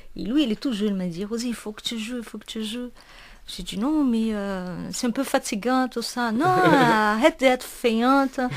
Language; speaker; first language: French; non-native, fluent; Portuguese